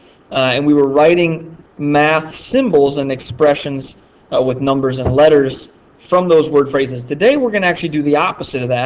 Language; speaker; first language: English; native; English